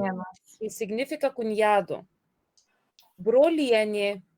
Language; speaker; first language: Spanish; non-native, fluent; Lithuanian